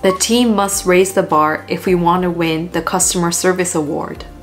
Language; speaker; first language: English; early bilingual, other home language; Japanese